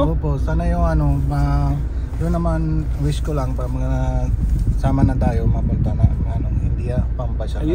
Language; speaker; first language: Filipino; non-native, learner; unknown